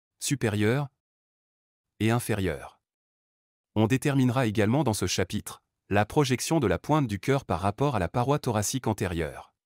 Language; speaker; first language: French; non-native, local second language; Arabic